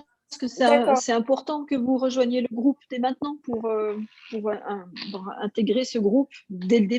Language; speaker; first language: French; native; French